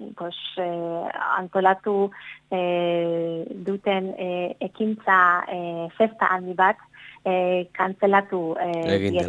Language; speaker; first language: Basque; non-native, learner; Polish